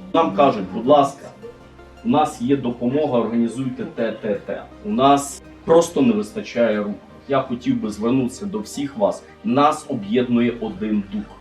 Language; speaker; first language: Ukrainian; native; Ukrainian